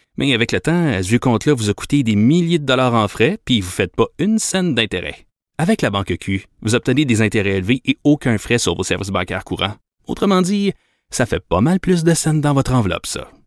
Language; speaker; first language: French; native; French